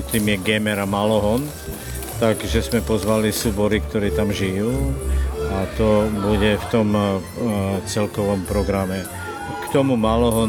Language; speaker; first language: Slovak; native; Slovak